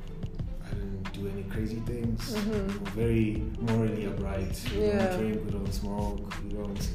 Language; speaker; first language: English; non-native, local second language; Zulu